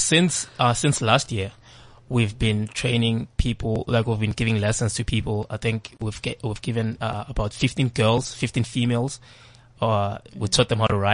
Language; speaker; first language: English; non-native, local second language; Zulu